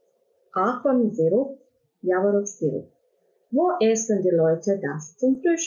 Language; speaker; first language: German; non-native, fluent; Croatian